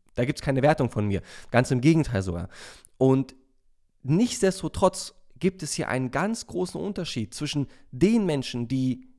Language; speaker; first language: German; native; German